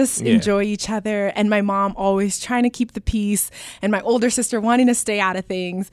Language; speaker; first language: English; early bilingual, other home language; Spanish